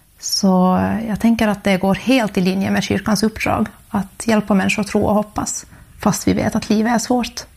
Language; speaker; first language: Swedish; native; Swedish